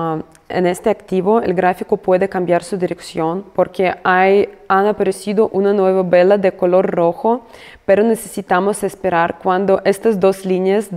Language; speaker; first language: Spanish; non-native, fluent; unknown